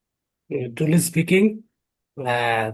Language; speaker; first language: English; non-native, learner; Bangla